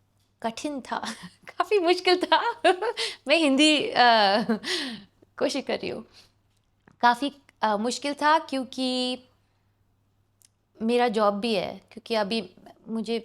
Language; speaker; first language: Hindi; non-native, local second language; English